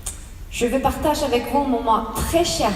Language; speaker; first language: French; non-native, fluent; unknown